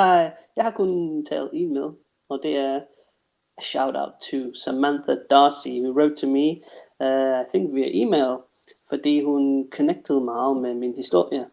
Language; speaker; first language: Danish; non-native, fluent; English